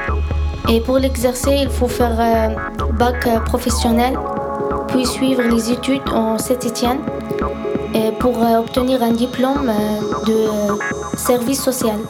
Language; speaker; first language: French; non-native, fluent; Arabic